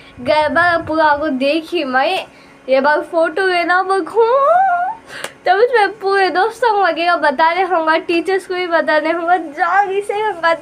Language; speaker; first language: Hindi; non-native, local second language; Urdu